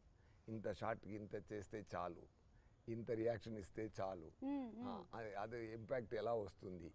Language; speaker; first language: Telugu; non-native, fluent; Tamil